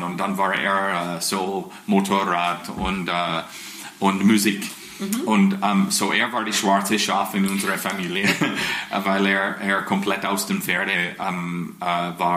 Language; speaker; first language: German; non-native, fluent; English